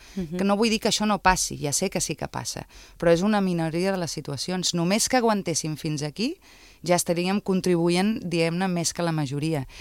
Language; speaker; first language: Catalan; native; Catalan